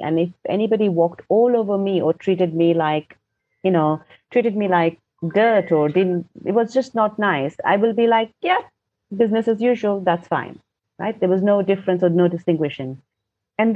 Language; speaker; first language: English; non-native, local second language; Gujarati